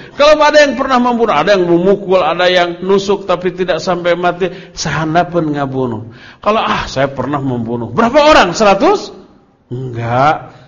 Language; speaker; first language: Indonesian; non-native, local second language; Sundanese